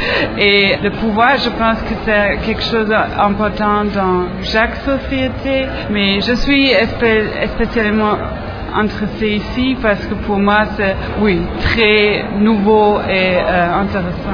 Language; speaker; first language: French; non-native, learner; German